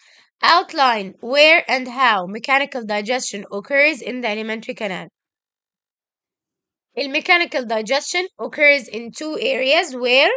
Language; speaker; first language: English; non-native, local second language; Arabic